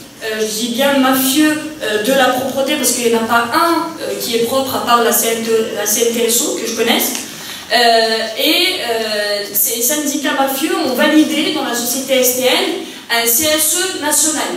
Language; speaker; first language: French; native; French